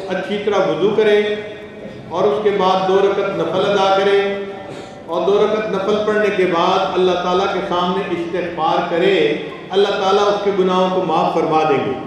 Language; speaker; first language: Urdu; non-native, local second language; Punjabi